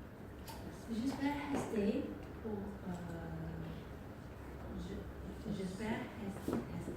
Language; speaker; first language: French; non-native, learner; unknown